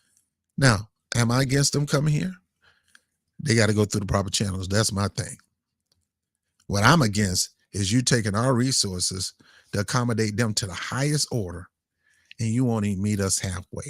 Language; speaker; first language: English; native; English